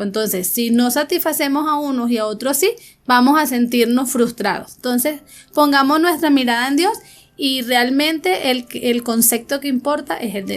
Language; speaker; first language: Spanish; native; Spanish